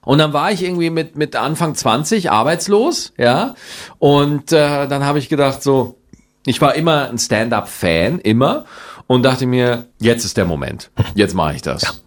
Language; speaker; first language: German; native; German